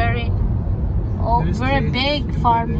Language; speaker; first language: English; non-native, learner; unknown